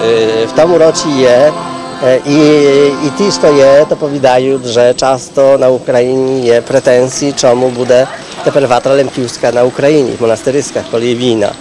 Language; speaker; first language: Polish; non-native, local second language; Rusyn